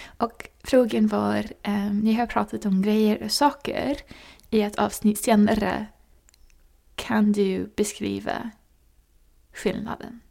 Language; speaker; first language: Swedish; non-native, fluent; English